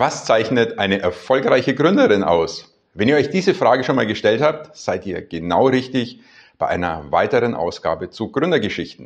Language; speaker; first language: German; native; German